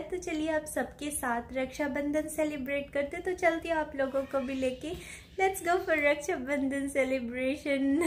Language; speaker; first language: Hindi; native; Hindi